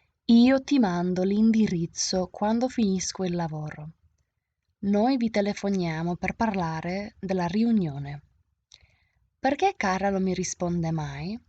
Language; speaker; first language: Italian; non-native, fluent; English